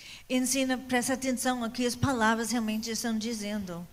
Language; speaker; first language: Portuguese; non-native, fluent; English